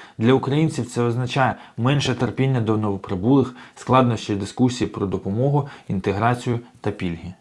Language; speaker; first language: Ukrainian; native; Ukrainian